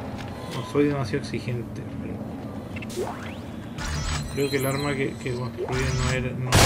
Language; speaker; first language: Spanish; native; Spanish